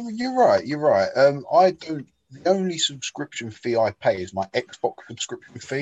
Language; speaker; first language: English; native; English